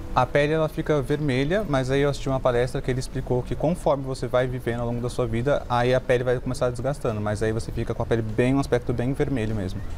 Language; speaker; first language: Portuguese; native; Portuguese